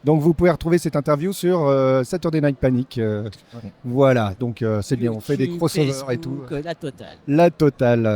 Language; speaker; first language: French; native; French